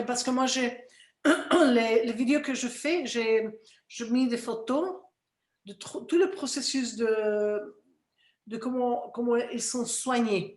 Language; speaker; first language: French; non-native, fluent; Spanish